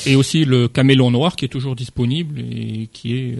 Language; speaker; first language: French; native; French